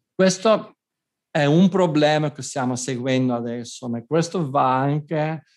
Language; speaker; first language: Italian; non-native, fluent; Dutch